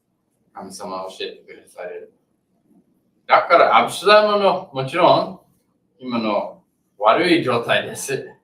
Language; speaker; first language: Japanese; non-native, learner; English